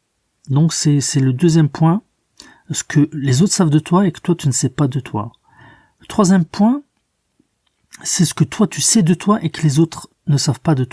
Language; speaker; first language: French; native; French